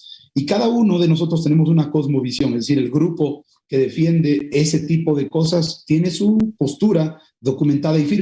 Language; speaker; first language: Spanish; native; Spanish